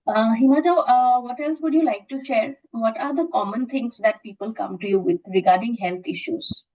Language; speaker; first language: English; non-native, local second language; Assamese